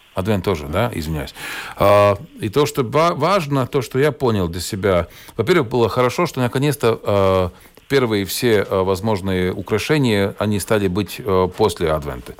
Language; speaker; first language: Russian; non-native, local second language; Latvian